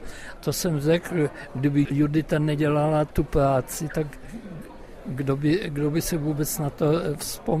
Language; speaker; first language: Czech; non-native, local second language; German